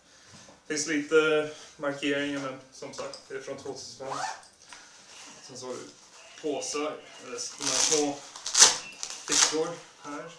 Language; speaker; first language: Swedish; non-native, local second language; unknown